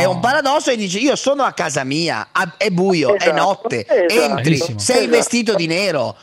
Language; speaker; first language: Italian; native; Italian